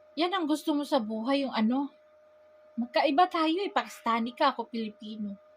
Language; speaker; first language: Filipino; non-native, local second language; Cebuano